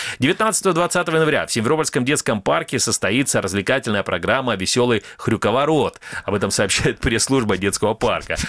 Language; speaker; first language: Russian; native; Russian